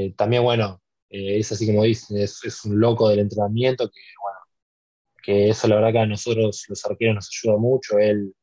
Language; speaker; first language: Spanish; native; Spanish